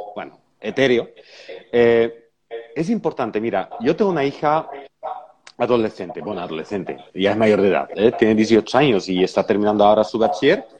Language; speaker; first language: Spanish; non-native, fluent; Dutch